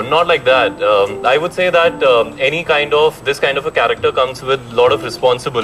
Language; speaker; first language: English; non-native, local second language; Hindi